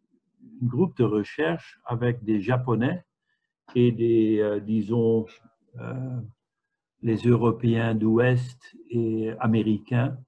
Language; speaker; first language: French; non-native, fluent; Dutch